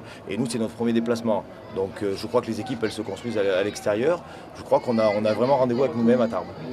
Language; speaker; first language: French; native; French